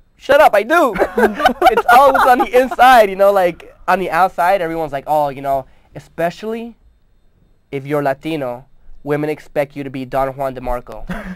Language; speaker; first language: English; native; English